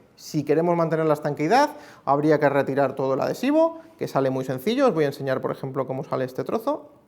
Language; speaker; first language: Spanish; native; Spanish